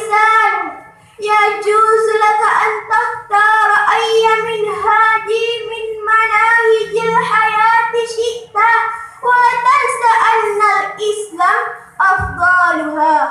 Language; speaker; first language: Arabic; non-native, learner; Achinese